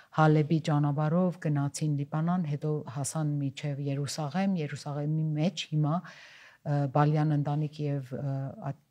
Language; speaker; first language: Armenian; early bilingual, heritage; Armenian